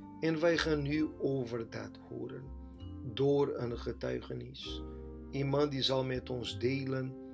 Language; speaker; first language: Dutch; non-native, fluent; Portuguese